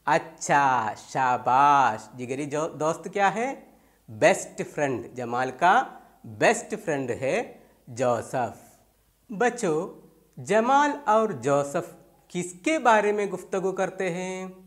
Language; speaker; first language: Urdu; non-native, local second language; Malayalam